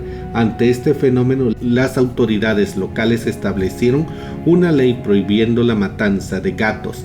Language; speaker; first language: Spanish; native; Spanish